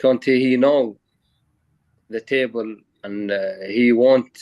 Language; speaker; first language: English; non-native, learner; Arabic